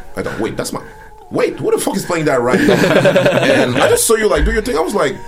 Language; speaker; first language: English; early bilingual, other home language; French